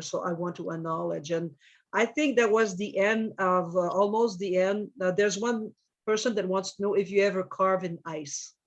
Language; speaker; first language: English; non-native, fluent; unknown